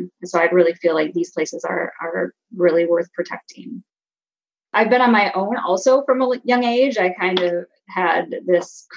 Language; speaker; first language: English; native; English